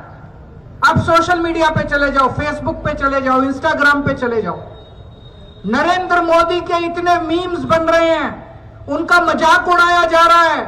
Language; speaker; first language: Hindi; native; Hindi